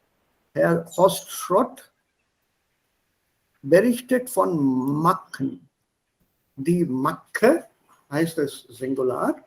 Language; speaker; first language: German; non-native, fluent; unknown